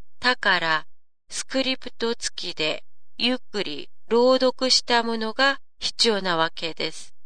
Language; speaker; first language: Japanese; non-native, fluent; Korean